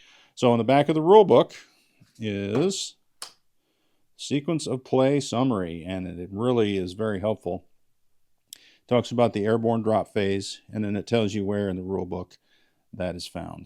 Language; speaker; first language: English; native; English